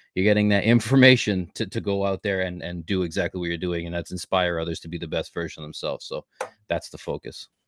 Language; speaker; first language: English; native; English